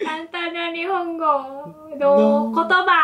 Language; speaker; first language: Japanese; non-native, learner; Filipino